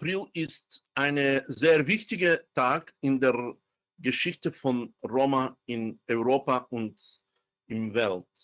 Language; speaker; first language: German; non-native, fluent; Romany